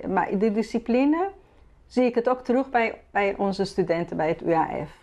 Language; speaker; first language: Dutch; non-native, fluent; Persian